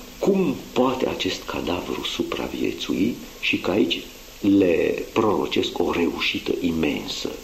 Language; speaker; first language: Romanian; non-native, local second language; Hungarian